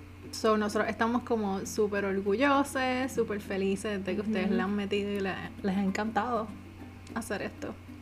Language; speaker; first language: Spanish; native; Spanish